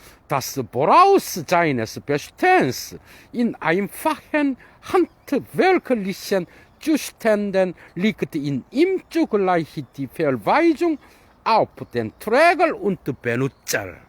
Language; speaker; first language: German; non-native, fluent; Korean